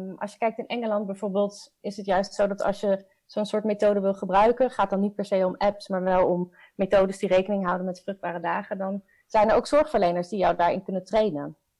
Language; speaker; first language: Dutch; native; Dutch